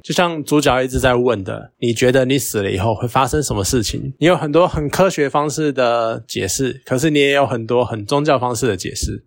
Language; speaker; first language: Chinese; native; Chinese